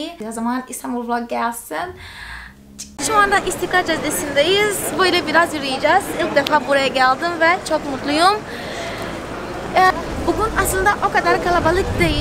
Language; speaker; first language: Turkish; non-native, fluent; Portuguese